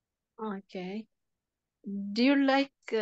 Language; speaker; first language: English; non-native, learner; Tigrinya